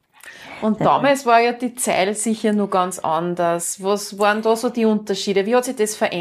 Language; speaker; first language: German; native; German